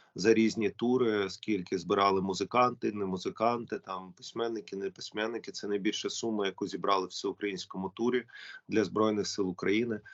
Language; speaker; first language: Ukrainian; non-native, local second language; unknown